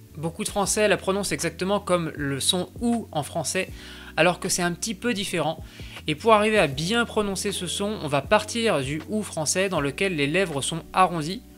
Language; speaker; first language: French; native; French